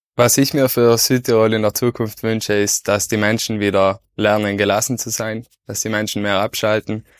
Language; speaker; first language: German; native; German